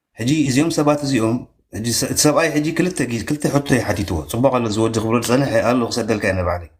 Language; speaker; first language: Tigrinya; native; Tigrinya